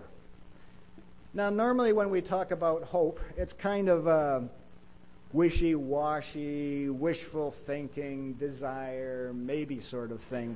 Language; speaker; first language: English; native; English